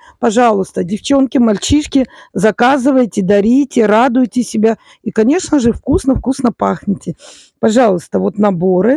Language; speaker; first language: Russian; native; Russian